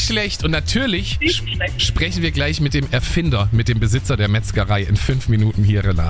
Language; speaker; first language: German; native; German